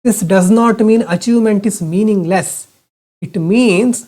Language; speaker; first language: English; non-native, local second language; Kannada